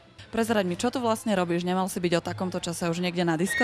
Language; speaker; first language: Slovak; native; Slovak